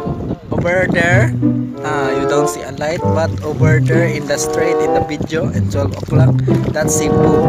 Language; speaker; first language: English; non-native, learner; Cebuano